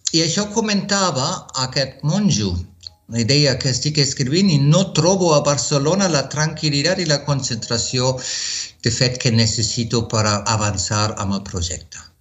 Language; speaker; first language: Catalan; non-native, fluent; German